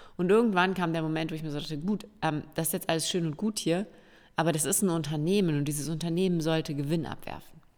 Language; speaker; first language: German; native; German